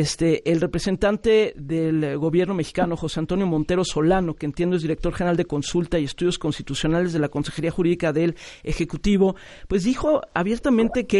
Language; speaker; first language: Spanish; native; Spanish